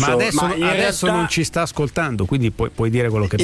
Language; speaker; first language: Italian; native; Italian